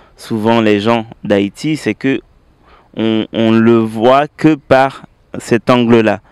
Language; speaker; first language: French; native; French